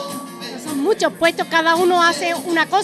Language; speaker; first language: Spanish; native; Spanish